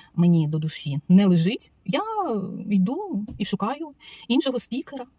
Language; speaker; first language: Ukrainian; non-native, local second language; Russian